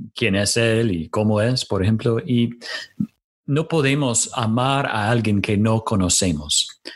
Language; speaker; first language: Spanish; non-native, fluent; English